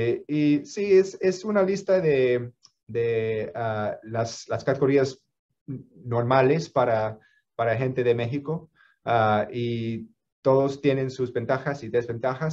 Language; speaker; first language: Spanish; non-native, fluent; English